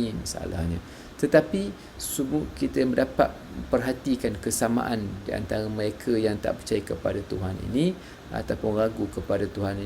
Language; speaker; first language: Malay; native; Malay